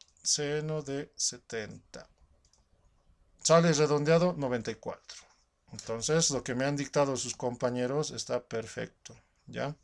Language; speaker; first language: Spanish; native; Spanish